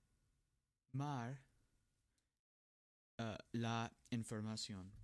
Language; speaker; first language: Spanish; non-native, learner; English